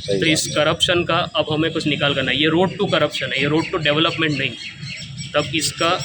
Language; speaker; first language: Hindi; non-native, local second language; Gujarati